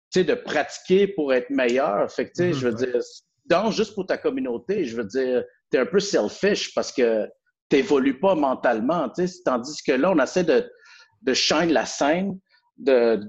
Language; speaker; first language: French; native; French